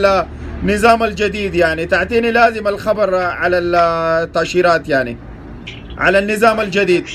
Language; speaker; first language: Arabic; non-native, learner; Pashto